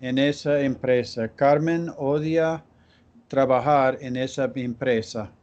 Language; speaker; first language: Spanish; non-native, learner; English